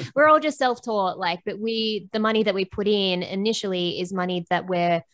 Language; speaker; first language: English; native; English